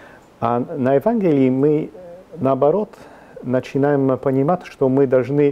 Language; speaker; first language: Russian; non-native, fluent; Italian